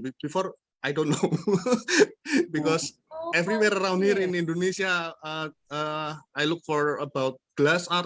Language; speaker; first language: English; non-native, fluent; Indonesian